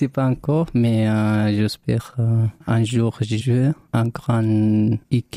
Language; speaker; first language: French; non-native, learner; Arabic